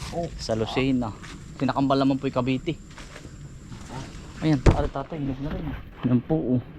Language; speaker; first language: Filipino; native; Filipino